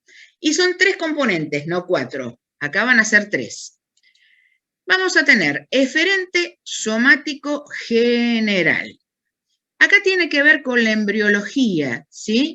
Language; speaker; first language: Spanish; native; Spanish